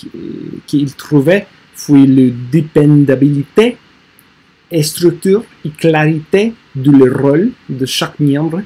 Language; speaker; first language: French; non-native, learner; English